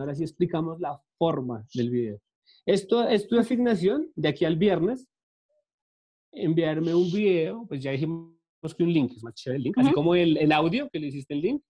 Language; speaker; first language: Spanish; native; Spanish